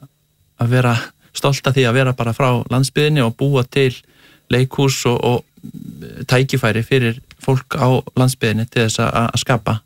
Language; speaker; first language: Icelandic; native; Icelandic